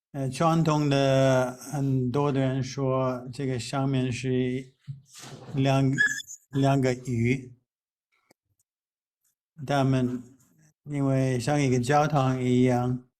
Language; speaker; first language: Chinese; non-native, fluent; English